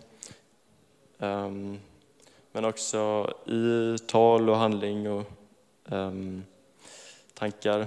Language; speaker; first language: Swedish; native; Swedish